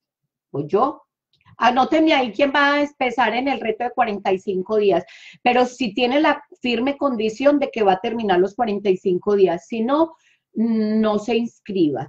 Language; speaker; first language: Spanish; native; Spanish